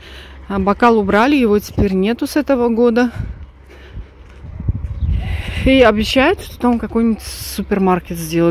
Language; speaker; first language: Russian; native; Russian